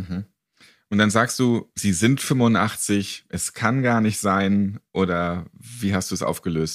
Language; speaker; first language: German; native; German